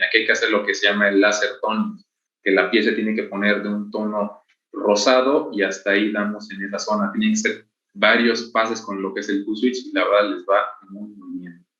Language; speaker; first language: Spanish; native; Spanish